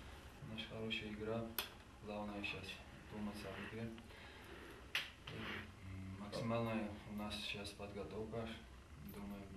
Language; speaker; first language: Russian; non-native, fluent; Georgian